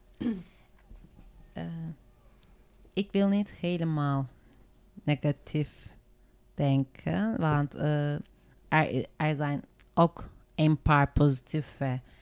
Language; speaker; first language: Dutch; non-native, learner; Turkish